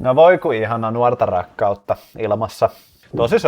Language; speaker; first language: Finnish; native; Finnish